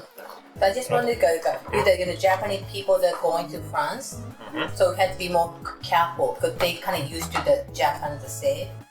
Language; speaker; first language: English; non-native, learner; Japanese